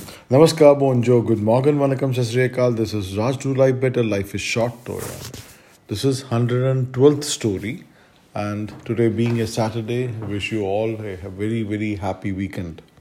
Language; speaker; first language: English; non-native, local second language; Malayalam